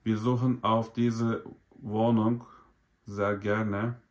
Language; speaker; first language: German; non-native, learner; Turkish